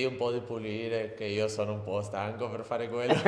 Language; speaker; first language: Italian; non-native, learner; Spanish